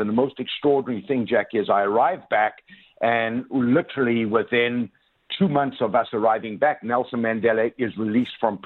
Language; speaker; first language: English; native; English